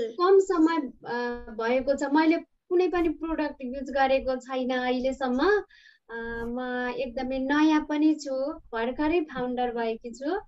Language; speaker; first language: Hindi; non-native, learner; Nepali